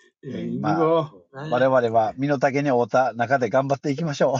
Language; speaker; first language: Japanese; native; Japanese